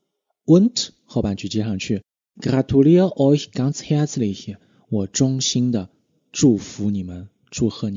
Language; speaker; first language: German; non-native, fluent; Chinese